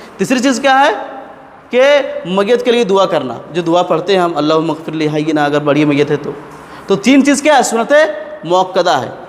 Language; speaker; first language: Urdu; native; Urdu